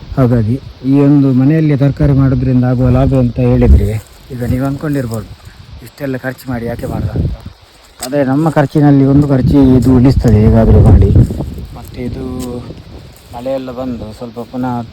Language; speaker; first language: Kannada; non-native, local second language; Tulu